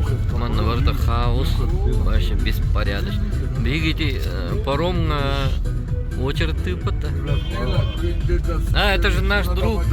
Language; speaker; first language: Russian; native; Russian